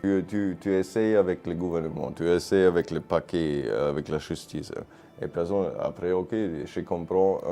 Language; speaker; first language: French; non-native, fluent; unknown